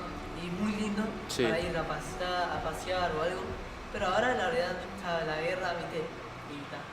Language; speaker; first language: Spanish; early bilingual, other home language; Arabic